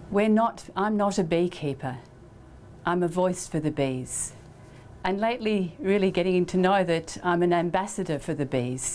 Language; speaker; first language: English; native; English